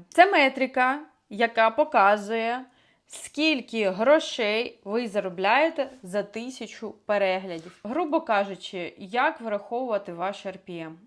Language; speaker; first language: Ukrainian; non-native, local second language; Russian